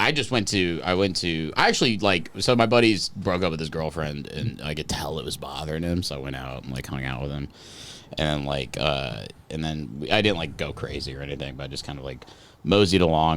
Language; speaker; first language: English; native; English